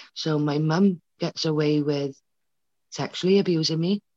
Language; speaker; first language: English; native; English